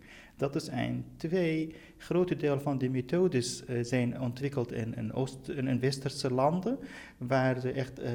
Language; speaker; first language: Dutch; non-native, fluent; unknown